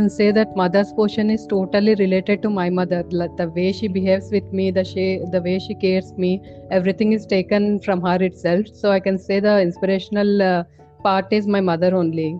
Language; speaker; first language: English; non-native, local second language; Telugu